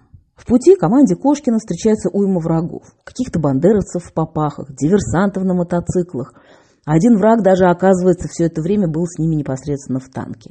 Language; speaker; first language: Russian; native; Russian